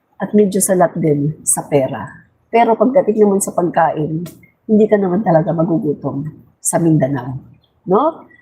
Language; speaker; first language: Filipino; non-native, local second language; Cebuano